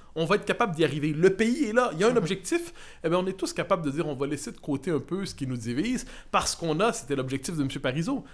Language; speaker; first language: French; native; French